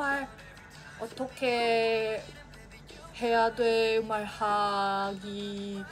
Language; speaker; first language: Korean; non-native, learner; Indonesian